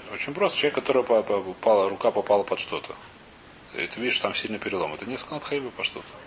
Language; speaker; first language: Russian; early bilingual, heritage; Russian